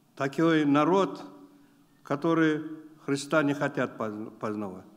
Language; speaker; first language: Russian; non-native, local second language; Uzbek